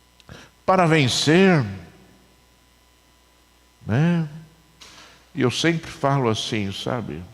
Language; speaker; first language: Portuguese; native; Portuguese